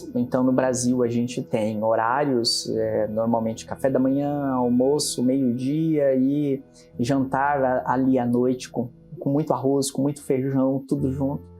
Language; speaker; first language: Portuguese; native; Portuguese